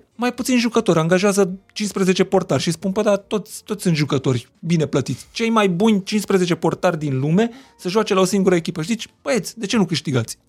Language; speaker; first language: Romanian; non-native, local second language; Hungarian